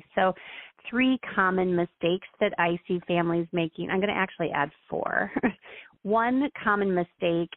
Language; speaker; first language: English; native; English